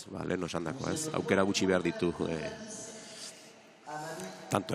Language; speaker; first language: Basque; native; Basque